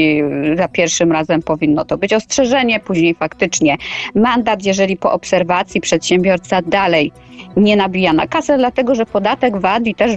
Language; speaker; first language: Polish; native; Polish